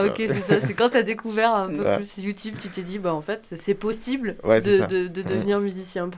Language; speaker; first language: French; native; French